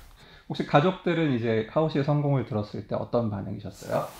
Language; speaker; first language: Korean; native; Korean